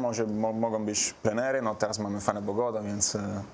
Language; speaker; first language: Polish; non-native, learner; Italian